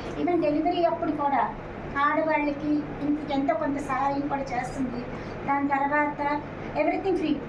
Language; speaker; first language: Telugu; non-native, local second language; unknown